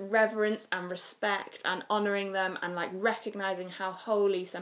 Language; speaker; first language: English; native; English